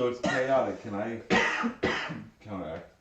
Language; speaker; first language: English; native; English